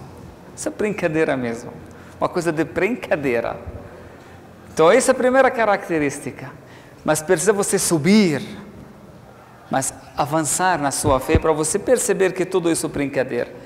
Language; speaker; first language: Portuguese; non-native, learner; Arabic